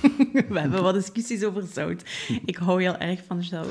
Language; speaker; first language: Dutch; native; Dutch